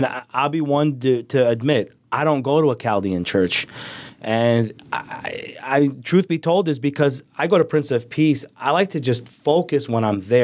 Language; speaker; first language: English; native; English